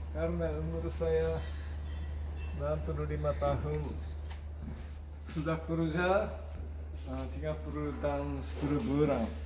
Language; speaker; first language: Indonesian; non-native, learner; Japanese